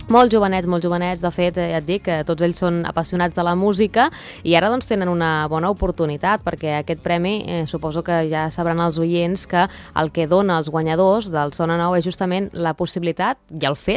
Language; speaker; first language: Catalan; native; Catalan